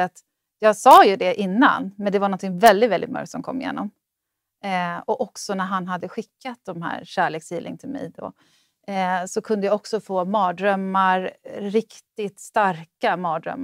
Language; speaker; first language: Swedish; native; Swedish